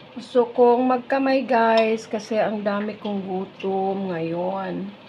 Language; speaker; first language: Filipino; non-native, local second language; Bikol